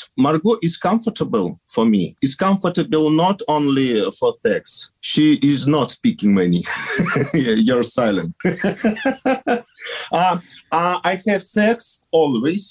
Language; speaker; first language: English; non-native, learner; Kazakh